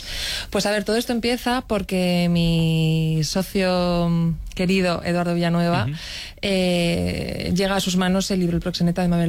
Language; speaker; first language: Spanish; native; Spanish